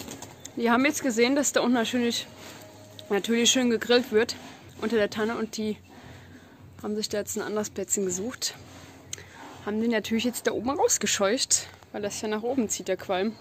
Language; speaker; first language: German; native; German